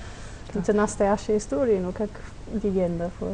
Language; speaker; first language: Russian; non-native, fluent; English